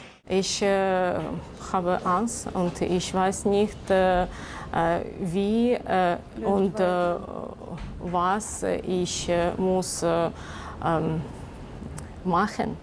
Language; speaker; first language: German; non-native, learner; Ukrainian